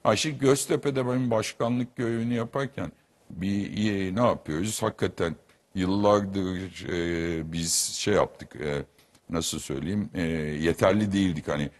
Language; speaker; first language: Turkish; native; Turkish